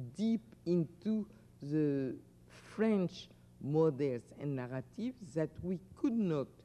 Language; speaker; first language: English; non-native, fluent; French